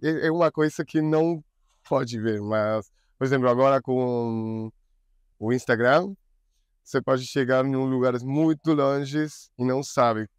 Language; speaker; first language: Portuguese; non-native, learner; Spanish